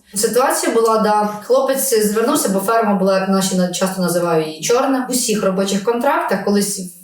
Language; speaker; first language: Ukrainian; native; Ukrainian